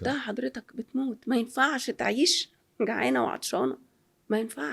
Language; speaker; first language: Arabic; native; Arabic